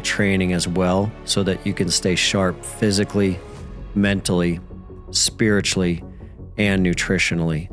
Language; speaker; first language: English; native; English